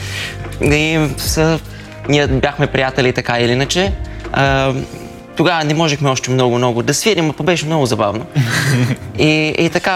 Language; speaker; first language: Bulgarian; native; Bulgarian